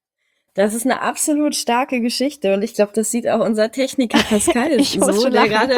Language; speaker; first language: German; native; German